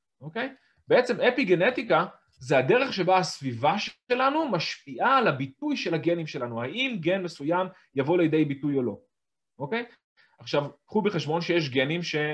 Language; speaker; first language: Hebrew; native; Hebrew